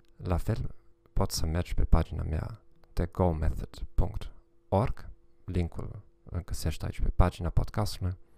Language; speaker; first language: Romanian; non-native, fluent; German